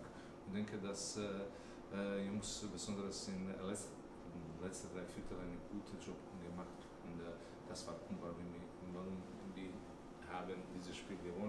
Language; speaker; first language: German; non-native, learner; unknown